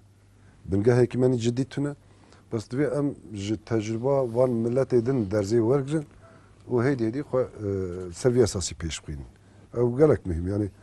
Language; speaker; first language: Kurdish; native; Kurdish